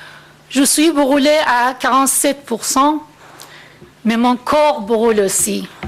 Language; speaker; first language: French; non-native, fluent; Persian